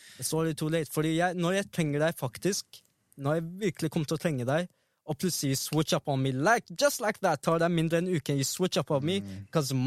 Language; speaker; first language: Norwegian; early bilingual, other home language; Arabic